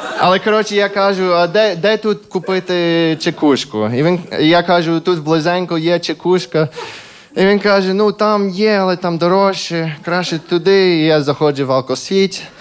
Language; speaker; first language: Ukrainian; non-native, fluent; English